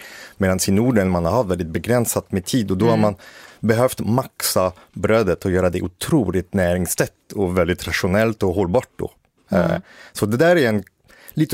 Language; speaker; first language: Swedish; native; Swedish